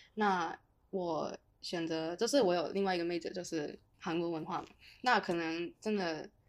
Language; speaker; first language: Chinese; non-native, local second language; Cantonese